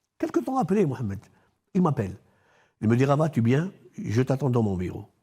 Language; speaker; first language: French; non-native, local second language; Arabic